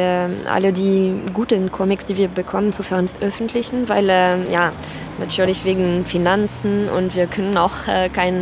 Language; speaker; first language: German; non-native, fluent; French